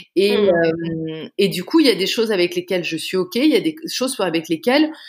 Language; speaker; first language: French; native; French